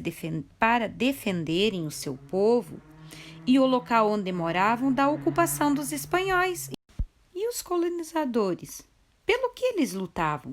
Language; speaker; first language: Portuguese; native; Portuguese